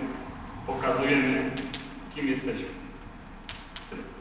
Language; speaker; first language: Polish; native; Polish